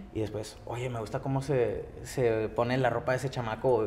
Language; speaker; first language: Spanish; early bilingual, heritage; Spanish